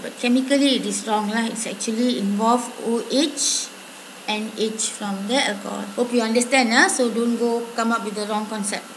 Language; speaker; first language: English; non-native, local second language; Malay